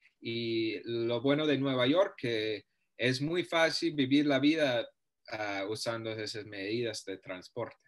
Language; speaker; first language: Spanish; non-native, fluent; English